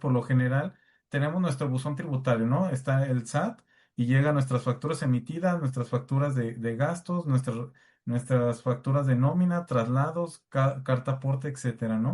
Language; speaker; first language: Spanish; native; Spanish